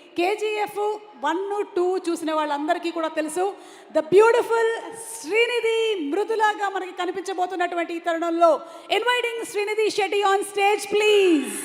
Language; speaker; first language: Telugu; non-native, local second language; Malayalam